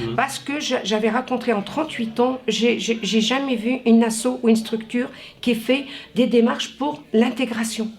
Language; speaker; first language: French; native; French